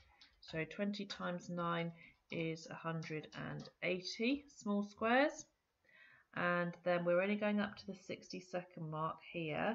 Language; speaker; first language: English; native; English